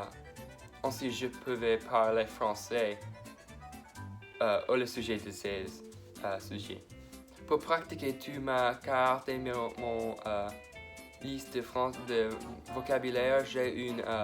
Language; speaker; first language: French; non-native, learner; English